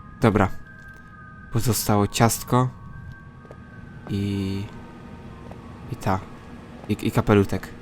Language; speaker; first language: Polish; native; Polish